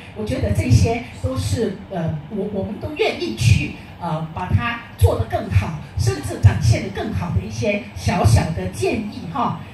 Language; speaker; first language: Chinese; native; Chinese